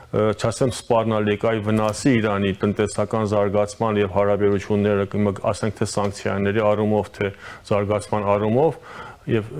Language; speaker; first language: Armenian; early bilingual, heritage; Armenian